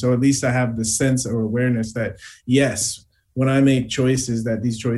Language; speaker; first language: English; native; English